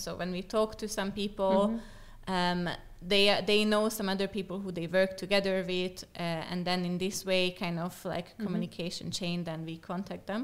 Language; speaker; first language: English; non-native, fluent; Slovak